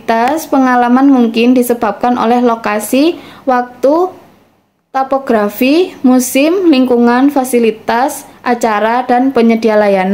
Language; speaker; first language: Indonesian; native; Indonesian